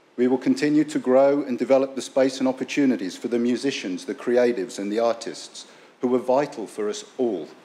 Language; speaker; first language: English; native; English